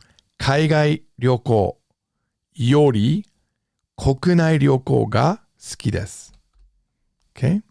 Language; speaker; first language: Japanese; non-native, fluent; English